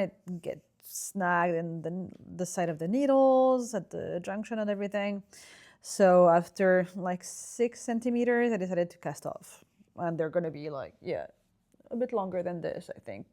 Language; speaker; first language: English; non-native, fluent; French